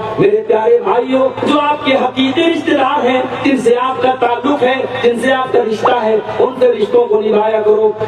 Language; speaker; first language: Urdu; native; Urdu